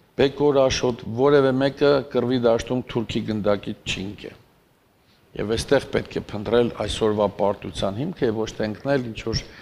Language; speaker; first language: Armenian; native; Armenian